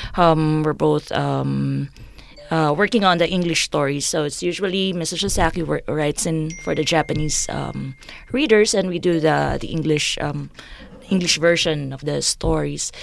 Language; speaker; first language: English; non-native, local second language; Filipino